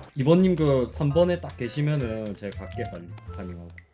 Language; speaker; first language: Korean; native; Korean